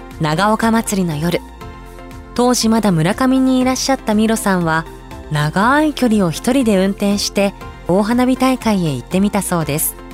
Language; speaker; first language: Japanese; native; Japanese